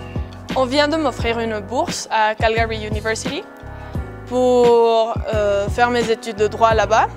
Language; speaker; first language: French; non-native, fluent; Spanish